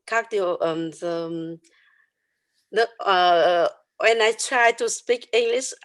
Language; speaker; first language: English; non-native, learner; Vietnamese